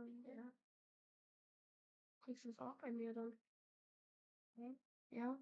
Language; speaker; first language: German; native; German